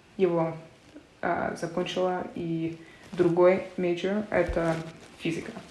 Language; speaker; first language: Russian; non-native, learner; English